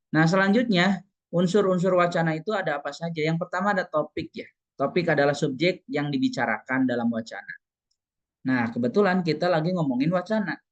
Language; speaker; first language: Indonesian; non-native, local second language; Sundanese